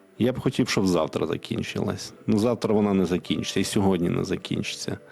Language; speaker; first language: Ukrainian; non-native, local second language; Russian